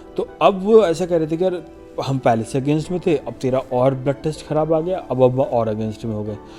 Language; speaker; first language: Hindi; native; Hindi